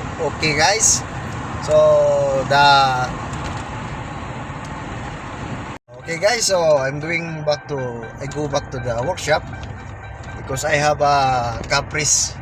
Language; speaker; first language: English; non-native, local second language; Filipino